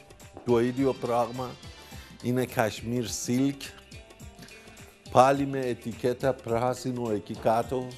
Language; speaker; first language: Greek; non-native, learner; Persian